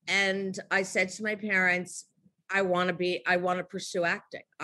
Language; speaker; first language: English; native; English